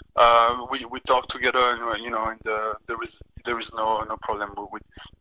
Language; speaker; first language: English; non-native, fluent; French